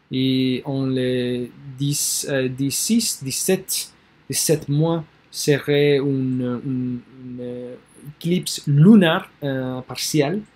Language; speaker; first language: French; non-native, learner; English